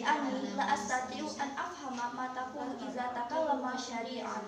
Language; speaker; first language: Arabic; non-native, learner; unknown